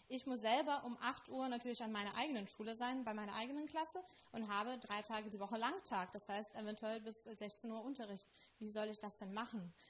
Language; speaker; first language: German; non-native, fluent; Lithuanian